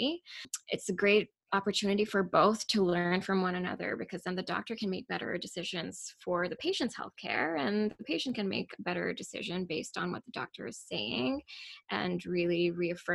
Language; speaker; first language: English; non-native, local second language; Urdu